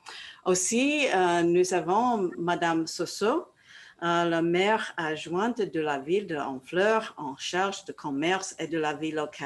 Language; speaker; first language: French; non-native, learner; English